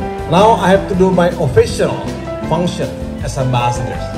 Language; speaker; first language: English; non-native, fluent; Indonesian